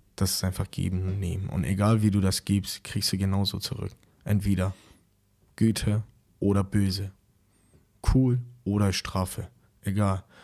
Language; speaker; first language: German; non-native, fluent; Persian